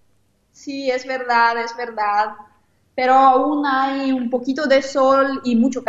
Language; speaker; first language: Spanish; non-native, fluent; Italian